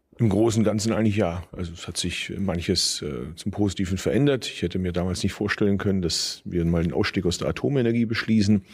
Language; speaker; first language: German; early bilingual, other home language; Turkish